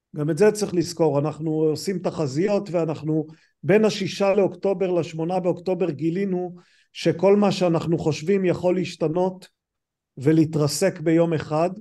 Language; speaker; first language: Hebrew; native; Hebrew